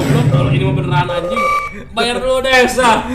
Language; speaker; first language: Indonesian; native; Indonesian